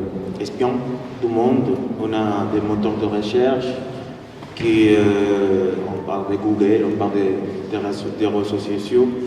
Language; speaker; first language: French; non-native, fluent; Spanish